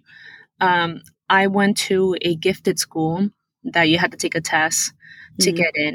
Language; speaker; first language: English; early bilingual, other home language; Spanish